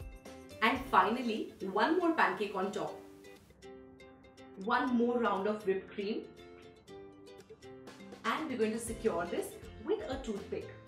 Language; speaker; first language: English; non-native, local second language; Hindi